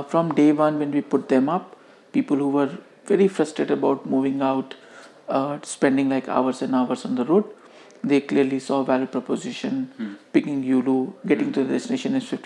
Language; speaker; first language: English; non-native, local second language; Hindi